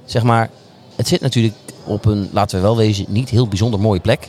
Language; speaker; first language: Dutch; native; Dutch